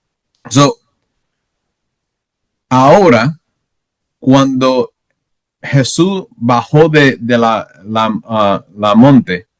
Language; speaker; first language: Spanish; non-native, learner; English